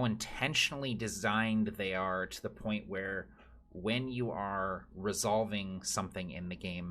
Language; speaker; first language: English; native; English